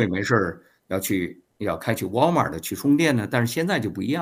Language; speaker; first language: Chinese; native; Chinese